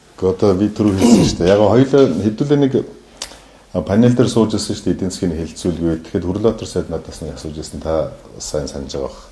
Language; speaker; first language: Mongolian; non-native, local second language; Kazakh